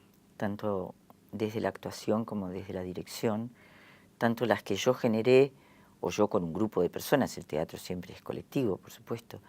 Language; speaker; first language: Spanish; native; Spanish